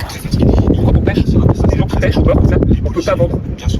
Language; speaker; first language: French; native; French